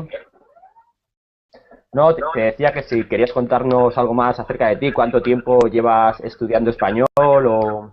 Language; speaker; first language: Spanish; native; Spanish